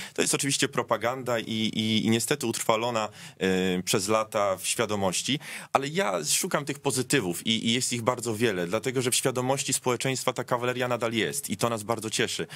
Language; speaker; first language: Polish; native; Polish